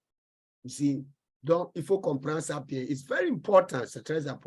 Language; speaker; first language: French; non-native, fluent; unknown